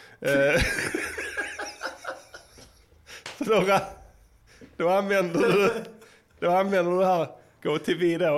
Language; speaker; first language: Swedish; native; Swedish